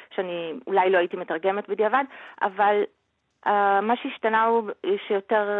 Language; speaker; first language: Hebrew; native; Hebrew